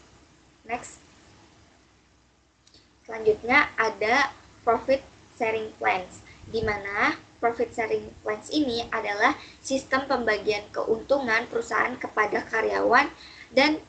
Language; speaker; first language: Indonesian; native; Indonesian